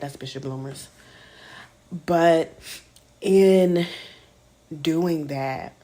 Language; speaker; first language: English; native; English